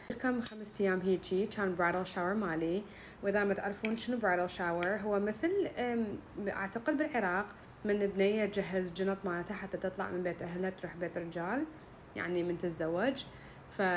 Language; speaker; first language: Arabic; early bilingual, heritage; Arabic